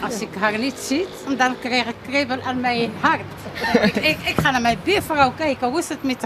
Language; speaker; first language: Dutch; non-native, learner; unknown